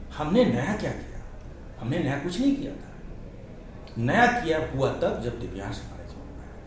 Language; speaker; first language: Hindi; native; Hindi